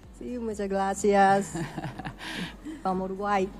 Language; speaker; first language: Spanish; non-native, learner; Japanese